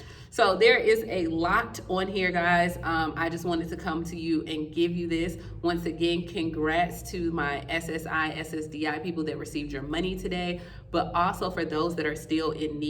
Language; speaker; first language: English; native; English